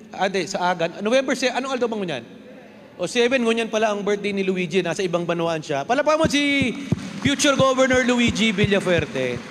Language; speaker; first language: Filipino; non-native, local second language; Bikol